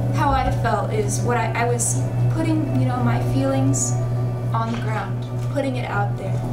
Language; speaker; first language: English; native; English